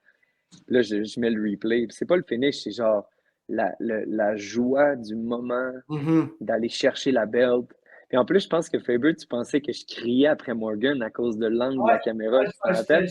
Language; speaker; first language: French; native; French